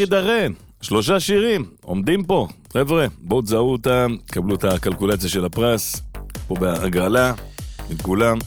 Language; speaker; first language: Hebrew; native; Hebrew